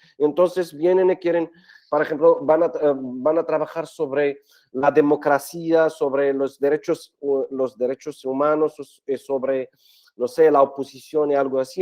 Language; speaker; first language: Spanish; non-native, fluent; Arabic